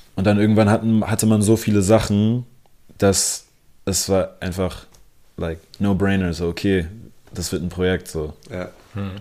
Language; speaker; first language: German; non-native, local second language; English